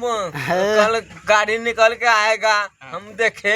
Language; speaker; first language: Hindi; native; Hindi